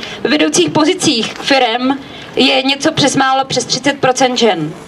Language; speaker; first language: Czech; native; Czech